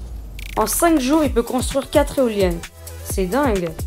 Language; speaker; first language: French; native; French